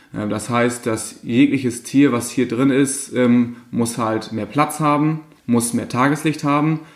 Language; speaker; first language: German; native; German